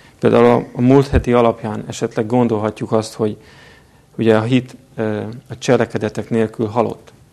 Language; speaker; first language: Hungarian; native; Hungarian